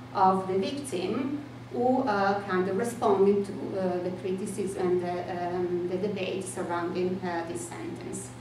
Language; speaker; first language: English; non-native, fluent; Italian